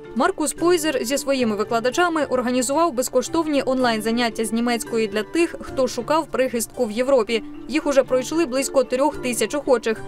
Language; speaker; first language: Ukrainian; native; Ukrainian